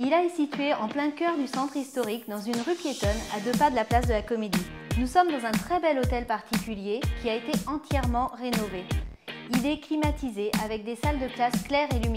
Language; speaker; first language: French; native; French